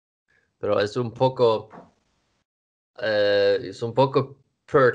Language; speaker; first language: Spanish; non-native, learner; Swedish